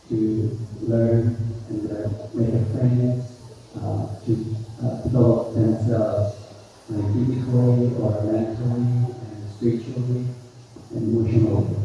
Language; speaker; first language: English; non-native, fluent; Korean